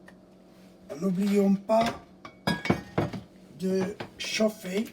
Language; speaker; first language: French; non-native, fluent; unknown